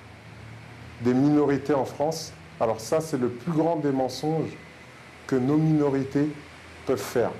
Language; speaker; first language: French; native; French